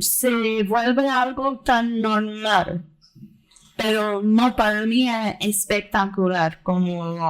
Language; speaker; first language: Spanish; early bilingual, heritage; Spanish